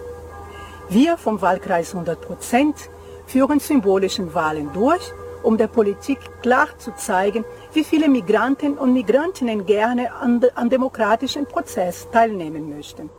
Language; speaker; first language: German; non-native, fluent; Portuguese